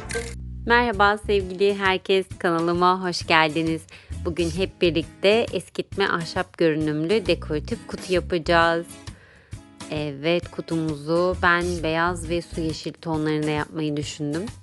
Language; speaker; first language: Turkish; native; Turkish